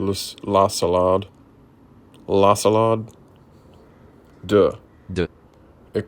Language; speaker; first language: French; non-native, learner; English